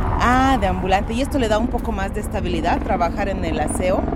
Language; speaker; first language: Spanish; native; Spanish